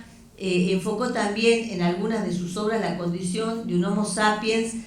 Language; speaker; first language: Spanish; native; Spanish